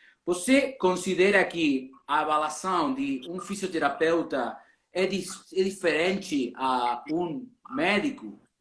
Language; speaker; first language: Portuguese; non-native, learner; Spanish